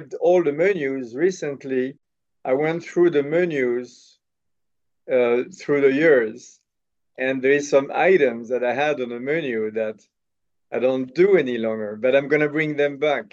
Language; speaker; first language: English; non-native, fluent; French